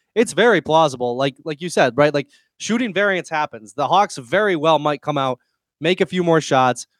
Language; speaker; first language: English; native; English